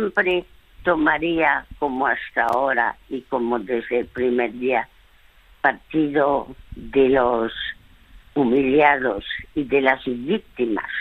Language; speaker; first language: Spanish; early bilingual, other home language; French